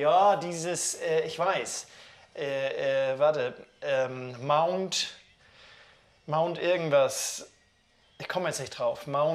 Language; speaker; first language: German; native; German